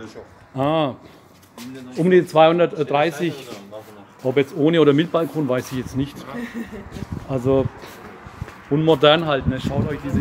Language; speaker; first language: German; early bilingual, other home language; Turkish